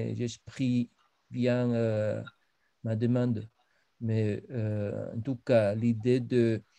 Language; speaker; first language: French; non-native, fluent; Spanish